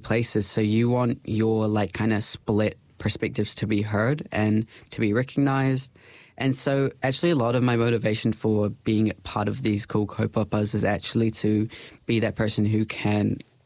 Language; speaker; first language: English; native; English